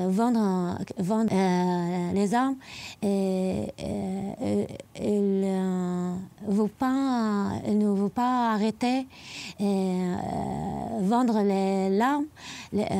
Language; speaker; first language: French; non-native, learner; Arabic